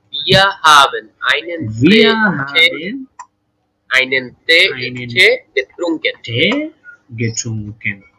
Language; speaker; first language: German; non-native, learner; Bangla